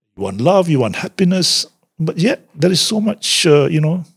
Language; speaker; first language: English; non-native, local second language; Malay